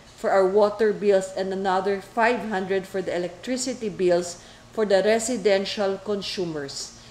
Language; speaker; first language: English; non-native, local second language; Chavacano